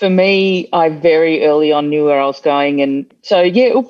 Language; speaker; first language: English; native; English